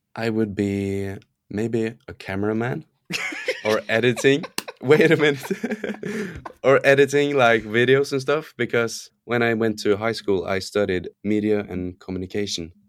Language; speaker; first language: English; non-native, fluent; Norwegian